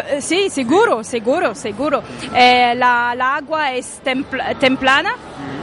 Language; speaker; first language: Spanish; non-native, local second language; Arabic